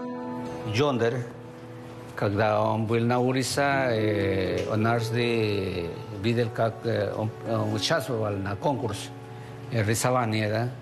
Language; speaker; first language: Russian; non-native, learner; Spanish